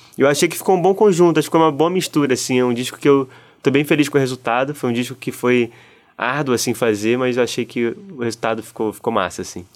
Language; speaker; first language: Portuguese; native; Portuguese